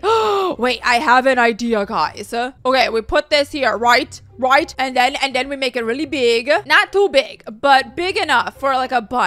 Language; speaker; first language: English; native; English